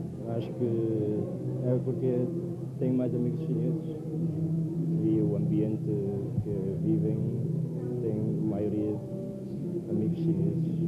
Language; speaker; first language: Portuguese; non-native, local second language; Cantonese